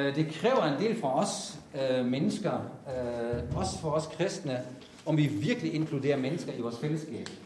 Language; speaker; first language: Danish; native; Danish